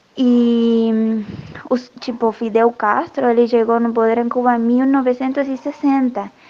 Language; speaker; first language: Portuguese; non-native, fluent; Spanish